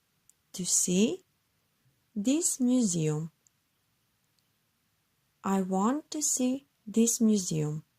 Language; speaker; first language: English; non-native, learner; Turkish